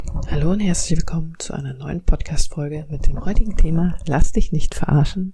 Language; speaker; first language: German; native; German